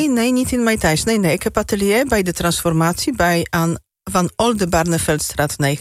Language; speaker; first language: Dutch; non-native, fluent; Polish